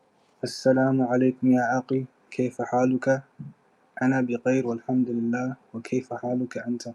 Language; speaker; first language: Arabic; non-native, learner; English